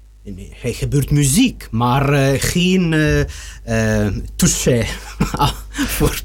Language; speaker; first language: Dutch; non-native, learner; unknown